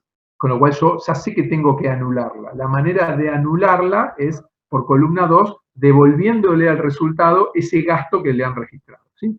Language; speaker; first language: Spanish; native; Spanish